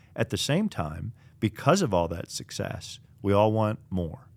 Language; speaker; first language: English; native; English